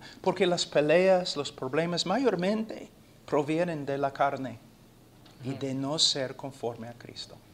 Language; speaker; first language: Spanish; non-native, fluent; English